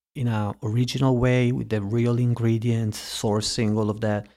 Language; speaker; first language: English; early bilingual, heritage; Italian